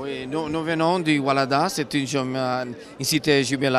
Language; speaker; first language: French; non-native, learner; Catalan